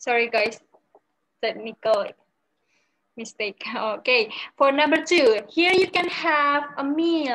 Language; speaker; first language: English; non-native, learner; Indonesian